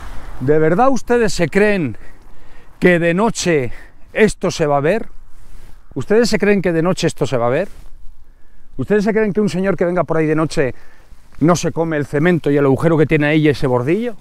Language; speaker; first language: Spanish; native; Spanish